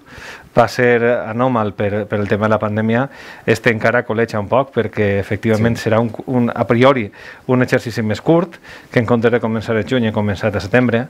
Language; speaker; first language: Catalan; native; Catalan